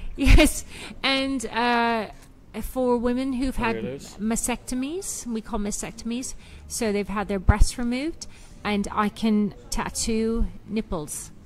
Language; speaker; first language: English; native; English